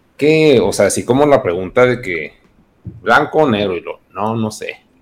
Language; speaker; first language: Spanish; native; Spanish